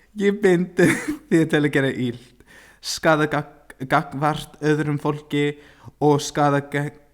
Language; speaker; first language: Icelandic; non-native, learner; English